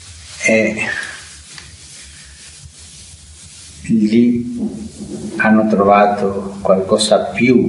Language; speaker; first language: Italian; non-native, fluent; Spanish